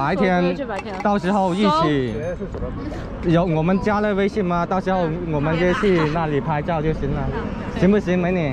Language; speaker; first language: Chinese; non-native, local second language; Cantonese